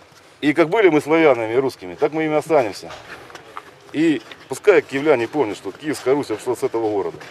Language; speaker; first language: Russian; native; Russian